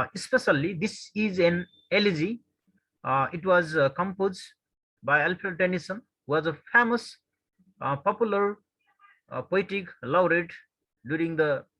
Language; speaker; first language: English; non-native, local second language; Nepali